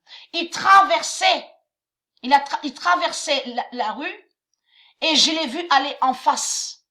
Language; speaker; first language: French; native; French